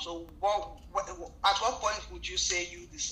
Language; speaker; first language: English; non-native, local second language; Yoruba